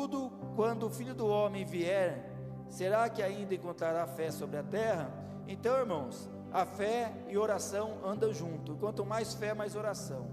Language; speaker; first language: Portuguese; native; Portuguese